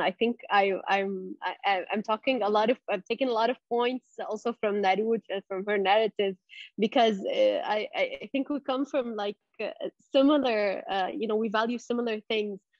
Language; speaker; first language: English; non-native, fluent; Arabic